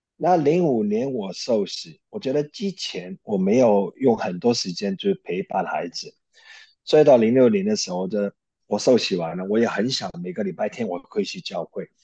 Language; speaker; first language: Chinese; non-native, local second language; Cantonese